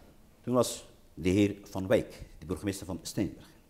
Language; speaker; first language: Dutch; non-native, learner; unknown